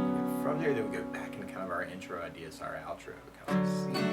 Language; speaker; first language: English; native; English